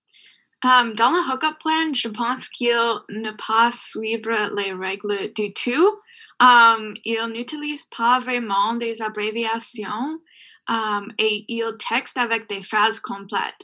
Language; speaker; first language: French; non-native, learner; English